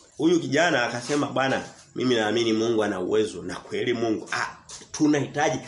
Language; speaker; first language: Swahili; native; Swahili